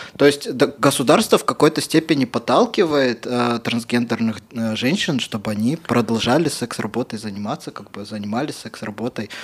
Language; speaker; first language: Russian; native; Russian